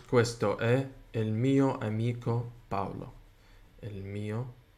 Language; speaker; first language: Italian; non-native, learner; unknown